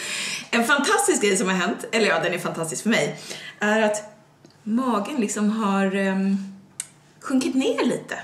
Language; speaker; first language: Swedish; native; Swedish